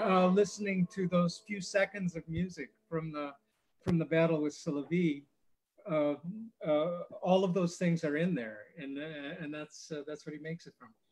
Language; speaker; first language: English; early bilingual, other home language; Ukrainian